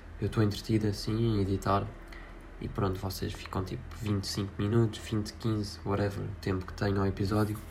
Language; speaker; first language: Portuguese; native; Portuguese